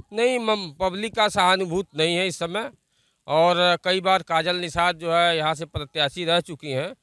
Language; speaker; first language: Hindi; native; Hindi